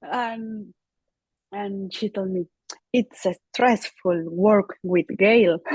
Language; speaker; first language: English; non-native, learner; Spanish